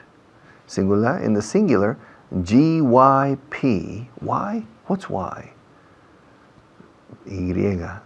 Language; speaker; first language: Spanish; non-native, fluent; English